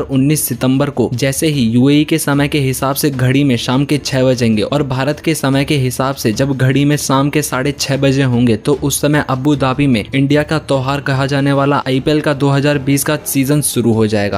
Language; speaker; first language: Hindi; native; Hindi